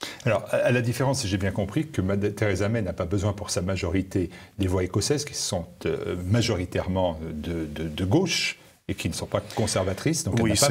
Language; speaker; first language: French; native; French